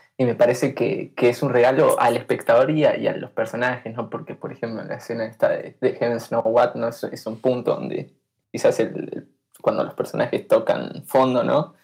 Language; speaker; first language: Spanish; native; Spanish